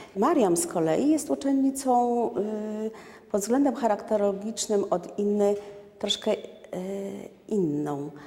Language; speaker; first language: Polish; native; Polish